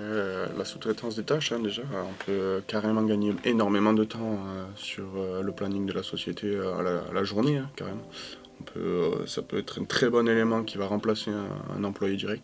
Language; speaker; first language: French; native; French